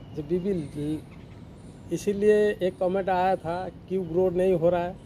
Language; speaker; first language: Hindi; non-native, local second language; Odia